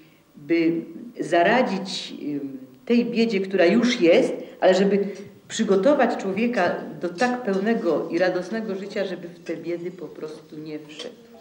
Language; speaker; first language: Polish; native; Polish